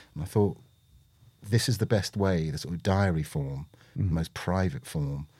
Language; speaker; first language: English; native; English